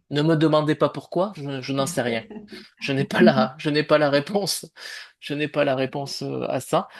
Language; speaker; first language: French; native; French